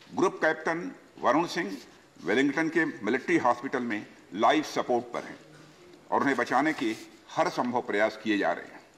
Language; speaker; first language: Hindi; native; Hindi